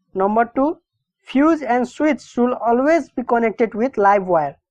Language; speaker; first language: English; non-native, local second language; Nepali